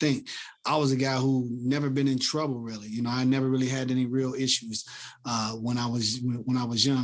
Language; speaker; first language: English; native; English